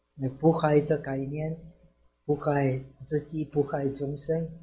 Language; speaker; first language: Chinese; non-native, fluent; Czech